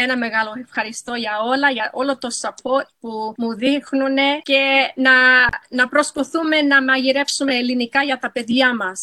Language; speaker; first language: Greek; early bilingual, heritage; English